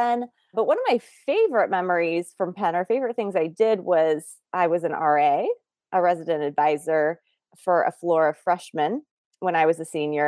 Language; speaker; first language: English; native; English